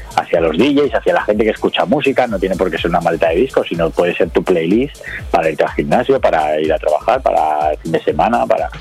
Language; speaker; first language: Spanish; native; Spanish